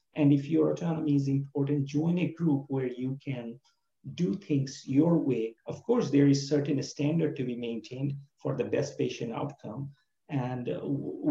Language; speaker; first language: English; non-native, local second language; Bangla